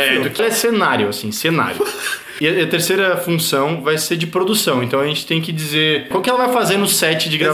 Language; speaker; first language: Portuguese; native; Portuguese